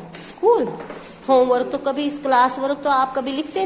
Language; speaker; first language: Hindi; non-native, local second language; Kashmiri